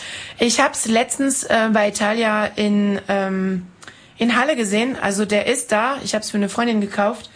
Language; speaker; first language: German; non-native, fluent; French